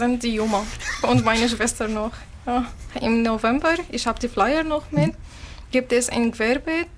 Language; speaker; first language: German; non-native, learner; Arabic